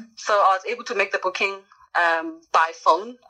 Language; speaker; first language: English; non-native, local second language; Zulu